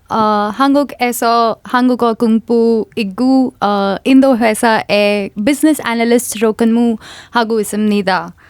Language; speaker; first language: Korean; non-native, learner; Hindi